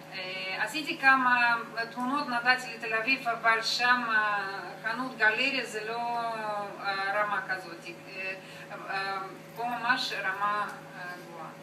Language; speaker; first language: Hebrew; non-native, learner; Russian